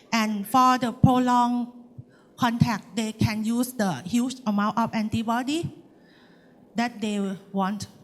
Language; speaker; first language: English; non-native, learner; Thai